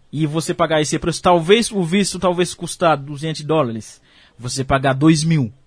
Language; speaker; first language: Portuguese; non-native, fluent; Haitian Creole